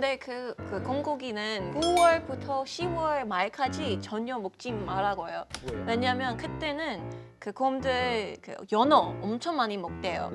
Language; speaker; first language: Korean; non-native, fluent; English